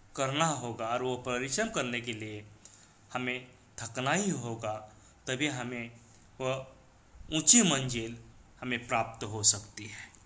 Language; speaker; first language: Hindi; non-native, local second language; Marathi